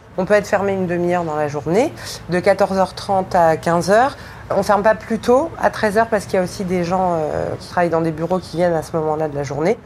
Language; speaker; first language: French; native; French